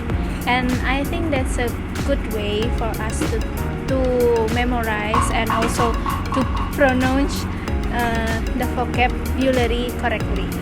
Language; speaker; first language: English; non-native, learner; Indonesian